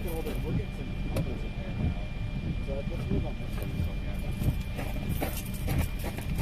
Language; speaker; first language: English; native; English